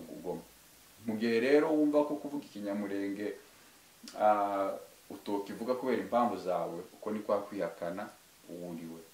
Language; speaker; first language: Kinyarwanda; native; Kinyarwanda